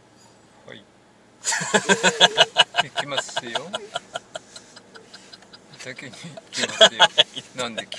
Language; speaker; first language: Japanese; native; Japanese